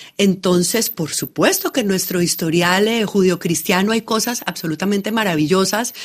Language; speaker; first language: Spanish; native; Spanish